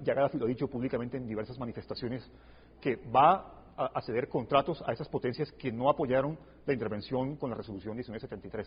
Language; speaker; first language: Spanish; native; Spanish